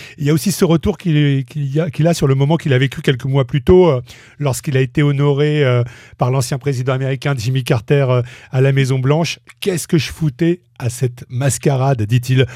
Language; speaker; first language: French; native; French